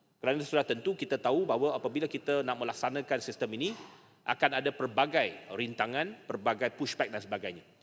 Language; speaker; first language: Malay; native; Malay